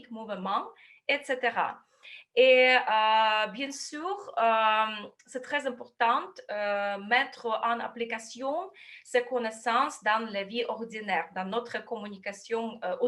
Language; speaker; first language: French; non-native, fluent; Russian